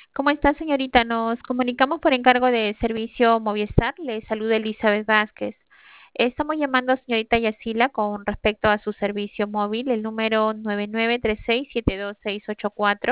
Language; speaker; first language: Spanish; native; Spanish